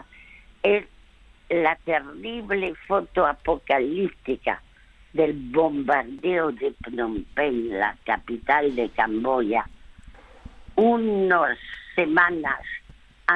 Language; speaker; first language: Spanish; early bilingual, other home language; French